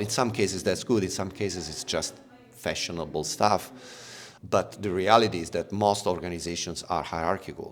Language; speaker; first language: English; non-native, fluent; Italian